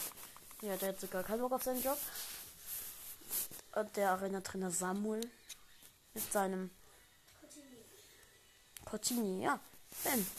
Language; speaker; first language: German; native; German